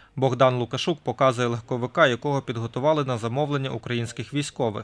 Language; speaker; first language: Ukrainian; native; Ukrainian